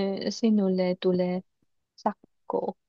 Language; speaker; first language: Finnish; non-native, learner; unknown